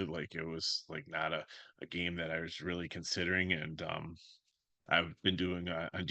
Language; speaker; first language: English; native; English